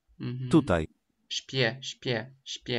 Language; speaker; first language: Polish; non-native, fluent; Russian